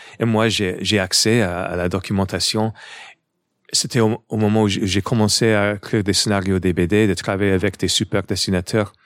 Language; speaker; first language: French; non-native, fluent; English